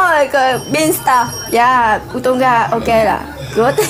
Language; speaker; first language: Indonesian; non-native, learner; Vietnamese